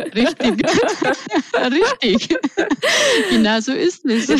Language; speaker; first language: German; native; German